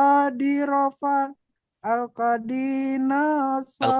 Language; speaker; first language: Arabic; non-native, learner; Indonesian